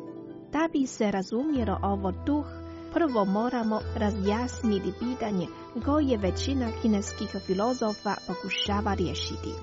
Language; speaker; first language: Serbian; non-native, fluent; Chinese